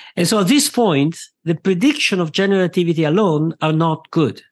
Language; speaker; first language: English; non-native, fluent; Italian